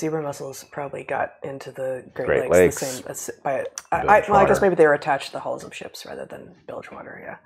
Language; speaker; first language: English; native; English